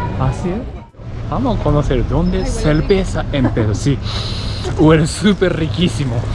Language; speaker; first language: Spanish; non-native, learner; Japanese